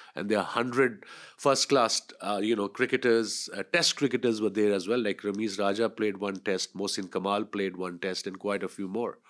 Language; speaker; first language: English; non-native, local second language; Urdu